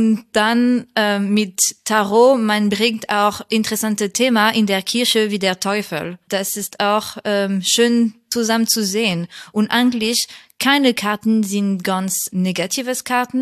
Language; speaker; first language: German; non-native, fluent; French